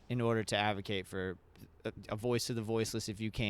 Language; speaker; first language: English; native; English